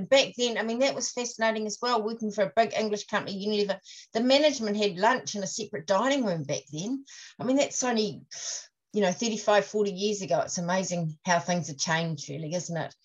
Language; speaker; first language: English; native; English